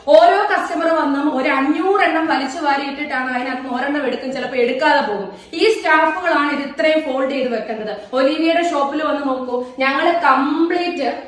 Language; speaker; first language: Malayalam; native; Malayalam